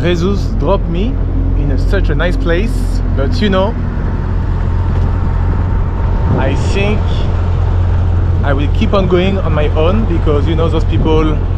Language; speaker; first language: English; non-native, fluent; French